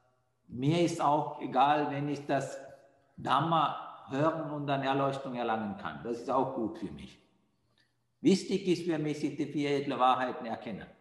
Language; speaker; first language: German; non-native, fluent; Sinhala